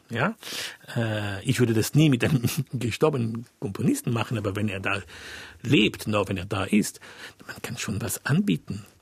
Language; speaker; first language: German; non-native, fluent; French